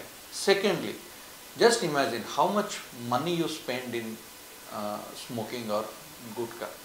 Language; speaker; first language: Telugu; non-native, fluent; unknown